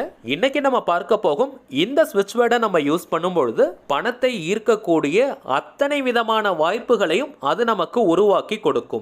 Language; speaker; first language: Tamil; native; Tamil